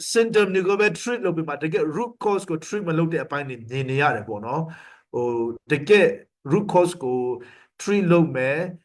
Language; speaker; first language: Burmese; non-native, local second language; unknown